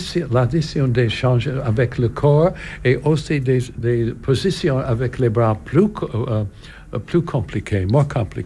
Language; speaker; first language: French; non-native, learner; English